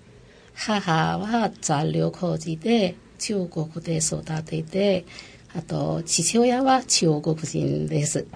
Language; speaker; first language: Japanese; non-native, local second language; Chinese